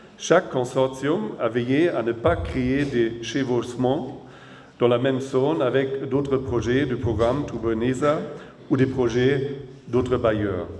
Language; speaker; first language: French; non-native, local second language; Rundi